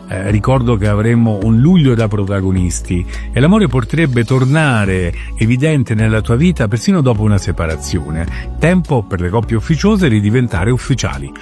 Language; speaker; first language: Italian; native; Italian